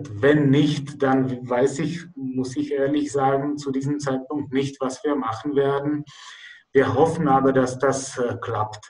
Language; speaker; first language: German; non-native, fluent; Czech